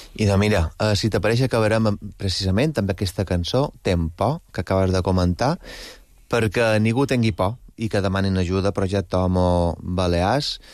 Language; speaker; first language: Catalan; native; Catalan